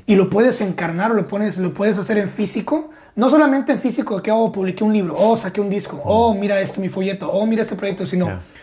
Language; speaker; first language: Spanish; native; Spanish